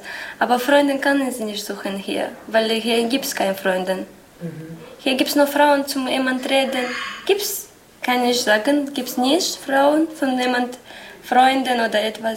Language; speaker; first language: German; non-native, learner; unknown